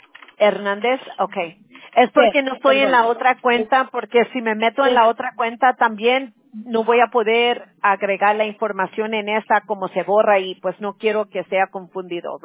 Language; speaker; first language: Spanish; early bilingual, heritage; Spanish